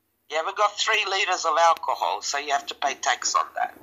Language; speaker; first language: English; early bilingual, other home language; Serbian